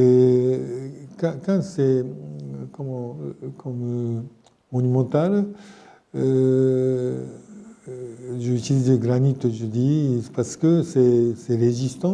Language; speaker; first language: French; non-native, fluent; Japanese